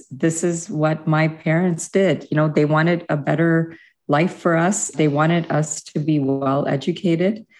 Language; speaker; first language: English; early bilingual, other home language; Hindi